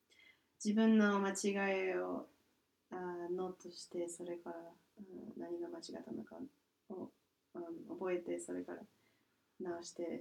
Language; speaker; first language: Japanese; non-native, fluent; English